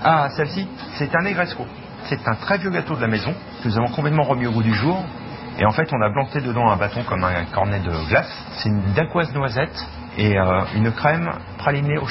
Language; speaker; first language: French; native; French